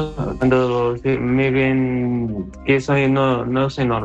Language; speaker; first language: Spanish; non-native, learner; Arabic